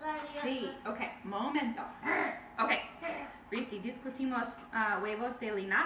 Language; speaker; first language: Spanish; non-native, learner; English